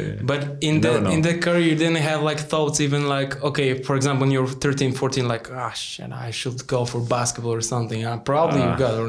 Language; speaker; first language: English; non-native, learner; Polish